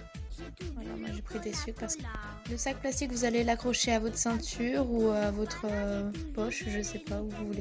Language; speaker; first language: French; native; French